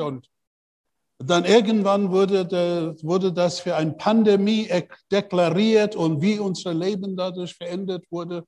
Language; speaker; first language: German; non-native, fluent; English